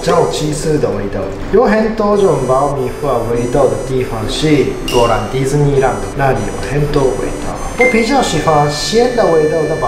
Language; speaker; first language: Chinese; non-native, learner; Japanese